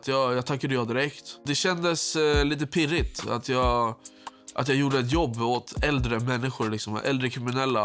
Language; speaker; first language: Swedish; native; Swedish